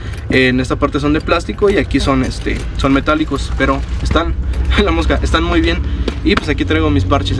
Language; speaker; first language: Spanish; native; Spanish